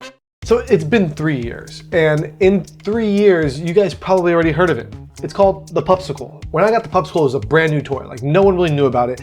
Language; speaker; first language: English; native; English